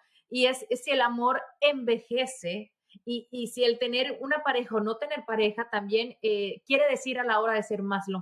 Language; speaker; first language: Spanish; native; Spanish